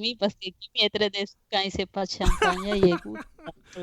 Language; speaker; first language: French; non-native, fluent; Spanish